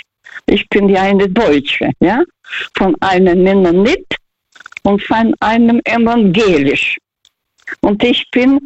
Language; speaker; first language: German; non-native, fluent; Russian